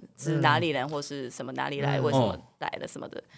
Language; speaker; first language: Chinese; non-native, fluent; Japanese